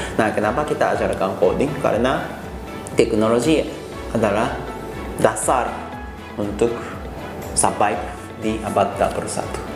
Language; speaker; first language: Indonesian; non-native, fluent; Japanese